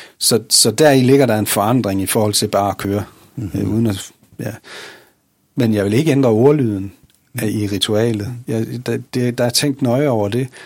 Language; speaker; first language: Danish; native; Danish